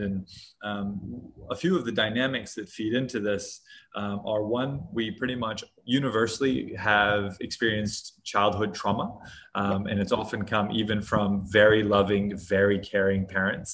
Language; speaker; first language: English; native; English